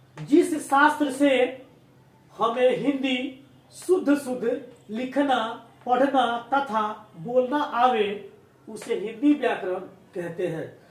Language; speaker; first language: Hindi; native; Hindi